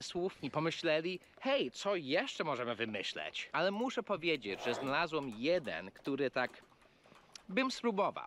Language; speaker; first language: Polish; non-native, fluent; English